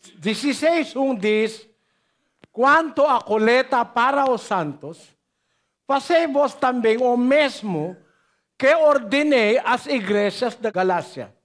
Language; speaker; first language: Portuguese; non-native, learner; Filipino